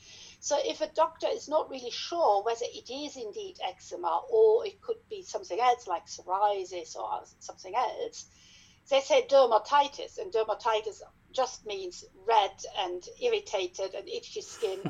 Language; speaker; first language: English; non-native, fluent; German